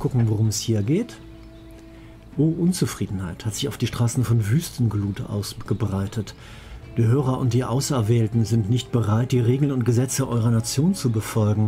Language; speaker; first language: German; native; German